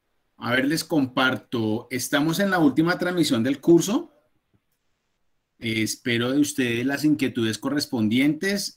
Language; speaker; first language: Spanish; native; Spanish